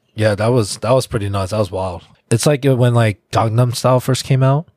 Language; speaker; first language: English; early bilingual, other home language; Korean